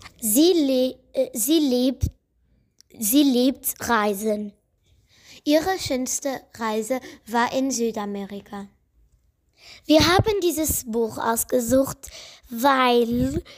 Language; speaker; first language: German; non-native, learner; Portuguese